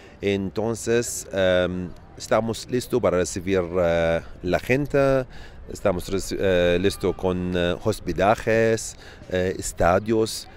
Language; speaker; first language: Spanish; non-native, learner; Arabic